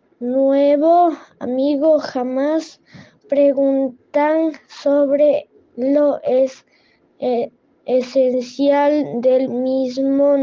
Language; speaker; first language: Spanish; non-native, learner; French